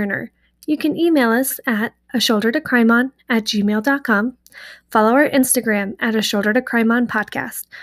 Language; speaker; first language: English; native; English